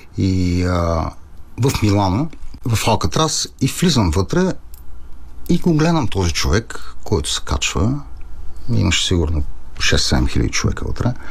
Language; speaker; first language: Bulgarian; non-native, fluent; Italian